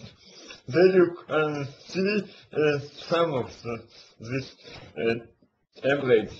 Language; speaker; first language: English; non-native, learner; Latvian